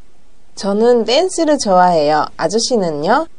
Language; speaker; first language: Korean; non-native, learner; Japanese